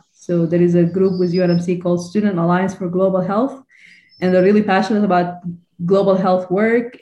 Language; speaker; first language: English; non-native, fluent; Arabic